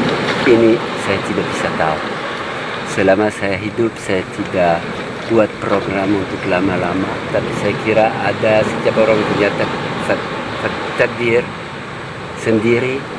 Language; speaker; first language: Indonesian; non-native, fluent; French